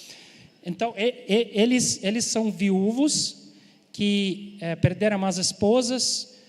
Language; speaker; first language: Portuguese; non-native, fluent; Ukrainian